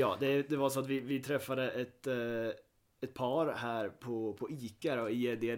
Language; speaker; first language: Swedish; native; Swedish